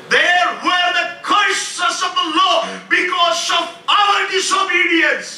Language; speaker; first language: English; non-native, local second language; Malayalam